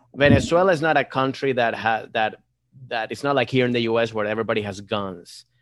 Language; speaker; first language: English; early bilingual, other home language; Spanish